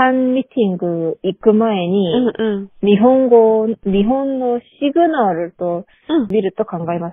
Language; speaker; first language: Japanese; non-native, learner; Korean